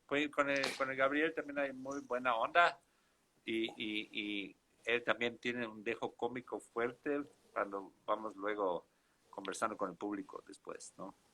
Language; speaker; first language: Spanish; non-native, fluent; German